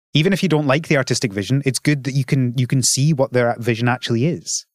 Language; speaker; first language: English; native; English